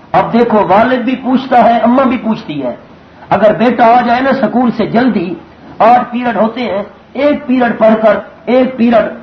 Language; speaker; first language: Urdu; non-native, local second language; Pashto